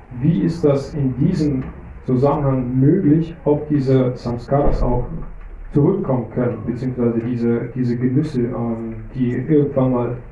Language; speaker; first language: German; non-native, fluent; Russian